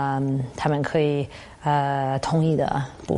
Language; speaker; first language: Chinese; non-native, fluent; English